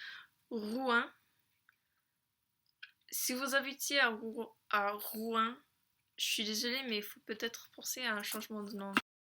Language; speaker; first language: French; non-native, fluent; English